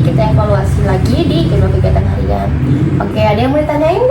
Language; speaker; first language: Indonesian; native; Indonesian